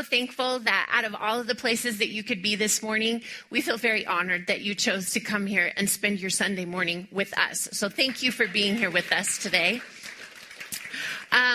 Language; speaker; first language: English; native; English